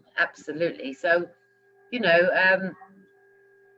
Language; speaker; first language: English; native; English